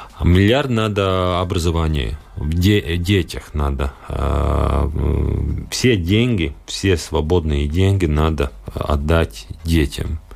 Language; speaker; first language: Russian; non-native, local second language; Latvian